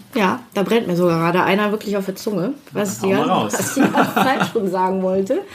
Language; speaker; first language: German; native; German